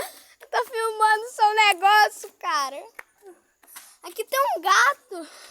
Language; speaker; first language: Portuguese; native; Portuguese